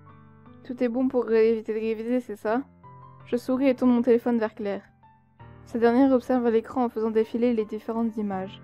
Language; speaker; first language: French; native; French